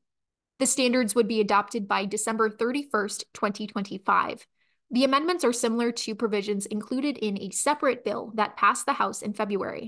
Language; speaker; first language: English; native; English